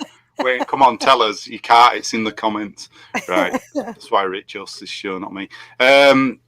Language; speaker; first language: English; native; English